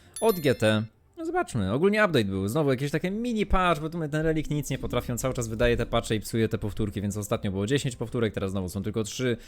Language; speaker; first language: Polish; native; Polish